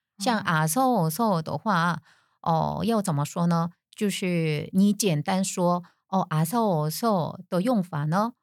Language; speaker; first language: Chinese; non-native, fluent; Korean